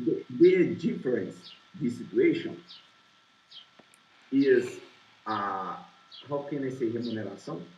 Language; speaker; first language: English; non-native, learner; Portuguese